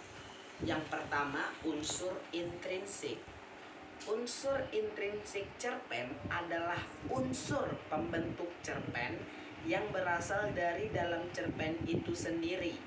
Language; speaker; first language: Indonesian; native; Indonesian